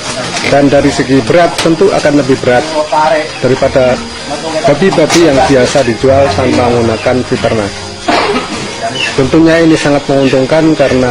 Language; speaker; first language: Indonesian; native; Indonesian